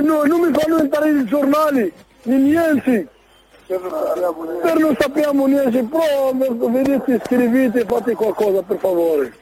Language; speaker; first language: Italian; non-native, learner; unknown